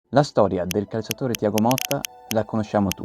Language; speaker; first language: Italian; native; Italian